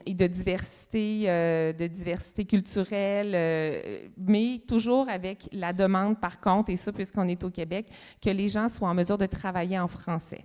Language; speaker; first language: French; native; French